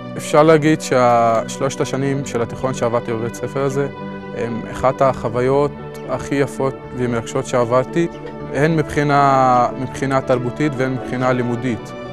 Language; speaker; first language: Hebrew; non-native, local second language; Arabic